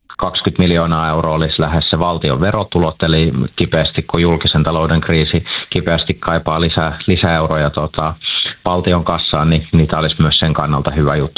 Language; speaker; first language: Finnish; native; Finnish